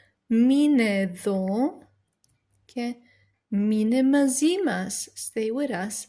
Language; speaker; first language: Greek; non-native, learner; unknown